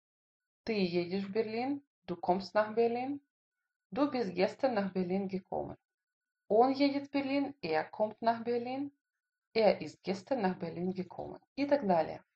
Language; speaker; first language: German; non-native, fluent; Russian